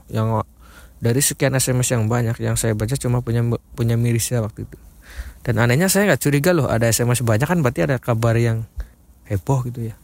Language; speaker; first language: Indonesian; native; Indonesian